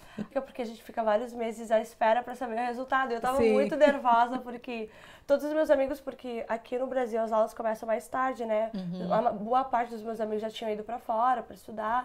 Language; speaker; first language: Portuguese; non-native, local second language; Kabuverdianu